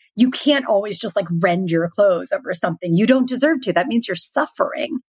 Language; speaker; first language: English; native; English